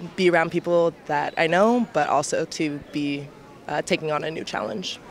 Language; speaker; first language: English; native; English